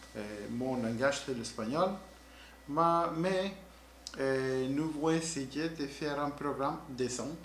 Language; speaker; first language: French; non-native, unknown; Spanish